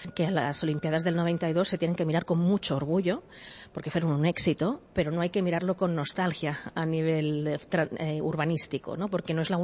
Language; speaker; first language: Spanish; native; Spanish